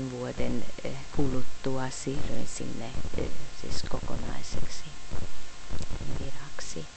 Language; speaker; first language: Finnish; non-native, fluent; Hungarian